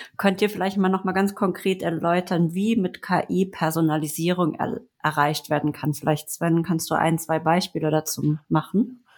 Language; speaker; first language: German; native; German